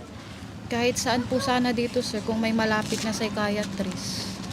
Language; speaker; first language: Filipino; native; Filipino